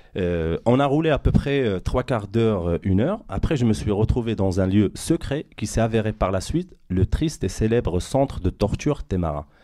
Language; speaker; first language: French; non-native, local second language; Arabic